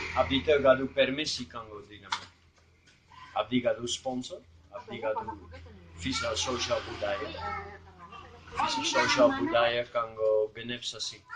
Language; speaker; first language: Sundanese; non-native, learner; Dutch